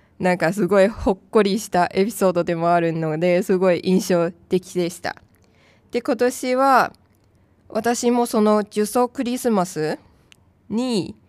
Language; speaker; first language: Japanese; non-native, fluent; Chinese